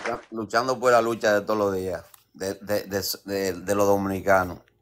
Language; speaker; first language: Spanish; early bilingual, heritage; Spanish